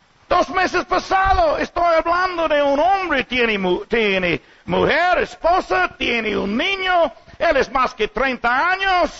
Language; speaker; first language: Spanish; non-native, learner; English